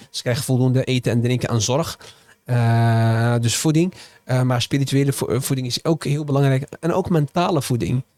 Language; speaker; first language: Dutch; early bilingual, other home language; Arabic